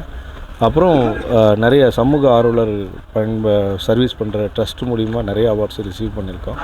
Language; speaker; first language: Tamil; native; Tamil